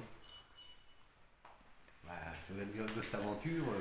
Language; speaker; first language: French; native; French